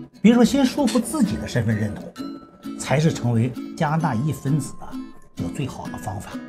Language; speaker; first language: Chinese; native; Chinese